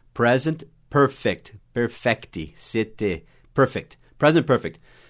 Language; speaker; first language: English; native; English